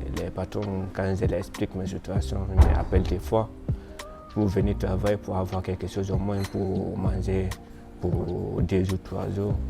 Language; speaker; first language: French; non-native, learner; Krio